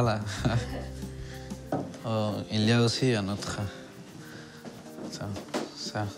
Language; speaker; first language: French; non-native, learner; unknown